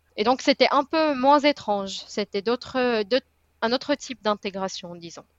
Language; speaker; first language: French; non-native, fluent; Arabic